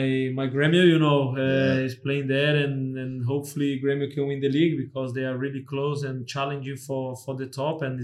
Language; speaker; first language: English; non-native, fluent; Portuguese